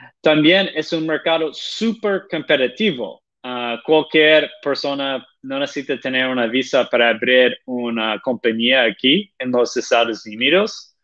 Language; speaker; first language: Spanish; non-native, fluent; Portuguese